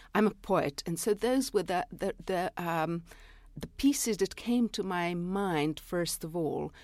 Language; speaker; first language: English; non-native, fluent; Serbian